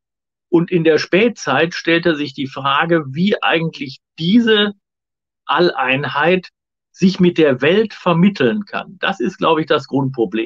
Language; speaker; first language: German; native; German